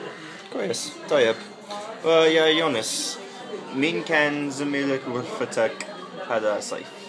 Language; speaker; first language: Arabic; non-native, learner; English